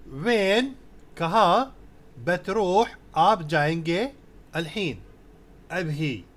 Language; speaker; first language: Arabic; non-native, fluent; Urdu